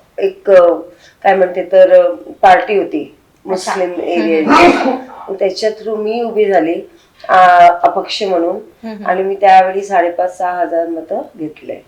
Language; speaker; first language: Marathi; non-native, local second language; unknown